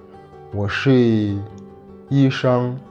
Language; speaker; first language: Chinese; non-native, fluent; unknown